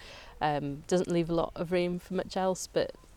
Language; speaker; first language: English; native; English